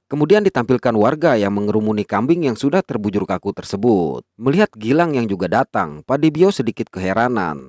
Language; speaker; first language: Indonesian; native; Indonesian